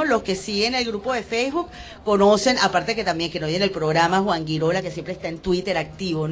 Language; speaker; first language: Spanish; native; Spanish